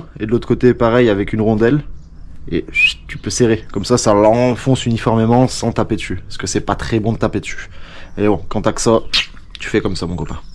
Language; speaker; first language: French; native; French